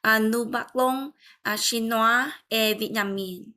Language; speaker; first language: French; non-native, learner; Vietnamese